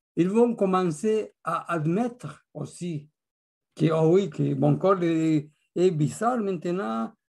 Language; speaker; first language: French; non-native, fluent; Spanish